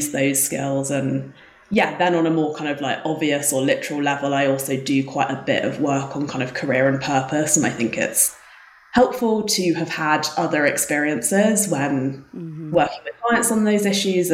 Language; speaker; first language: English; native; English